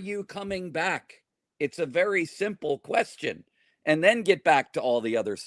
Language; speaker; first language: English; native; English